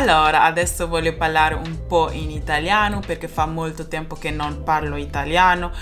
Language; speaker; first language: Italian; non-native, learner; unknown